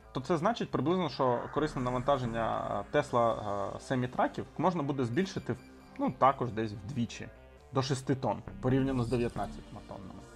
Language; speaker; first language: Ukrainian; non-native, local second language; Russian